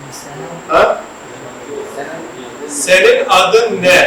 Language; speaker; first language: Turkish; non-native, learner; Urdu